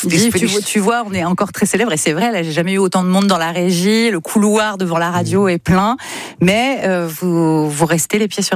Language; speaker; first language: French; native; French